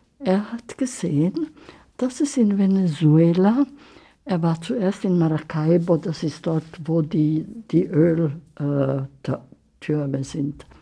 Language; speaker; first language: German; early bilingual, heritage; German